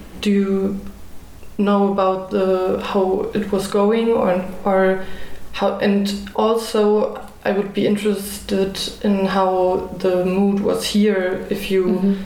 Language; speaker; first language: English; non-native, fluent; German